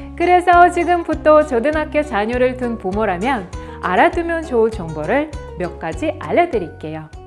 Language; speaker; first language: Korean; non-native, fluent; Russian